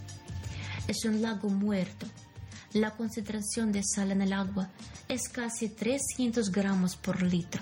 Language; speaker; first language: Spanish; non-native, fluent; Ukrainian